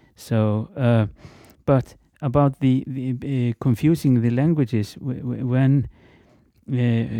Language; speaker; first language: English; non-native, fluent; Icelandic